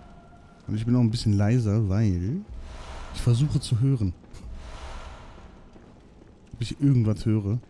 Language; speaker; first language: German; native; German